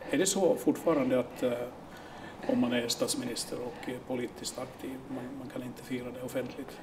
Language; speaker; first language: Swedish; non-native, local second language; Finnish